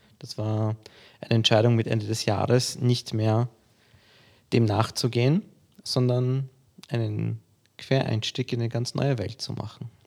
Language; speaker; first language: German; early bilingual, other home language; Polish